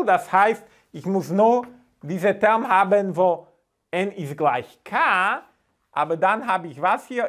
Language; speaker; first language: German; non-native, fluent; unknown